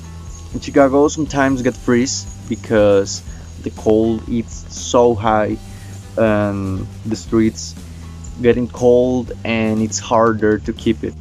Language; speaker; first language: English; non-native, learner; Spanish